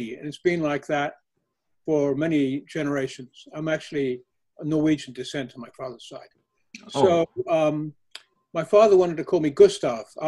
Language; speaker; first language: English; native; English